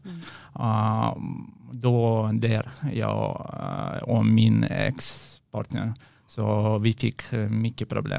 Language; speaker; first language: Swedish; non-native, learner; Russian